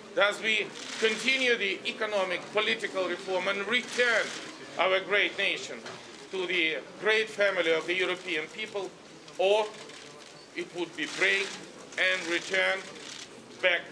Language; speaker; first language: English; non-native, fluent; Ukrainian